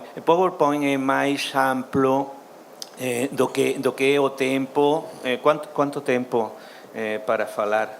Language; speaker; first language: Portuguese; non-native, learner; Spanish